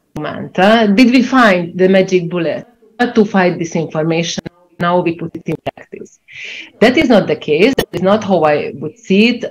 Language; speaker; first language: English; non-native, fluent; Ukrainian